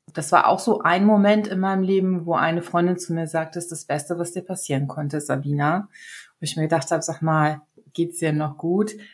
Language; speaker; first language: German; early bilingual, other home language; Serbian